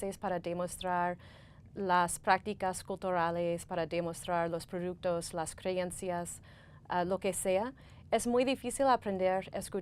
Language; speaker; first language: Spanish; non-native, fluent; English